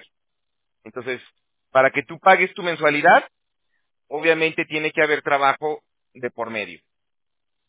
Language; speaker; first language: Spanish; native; Spanish